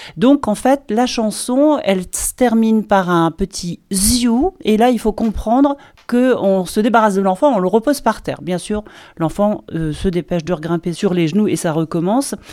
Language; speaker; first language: French; native; French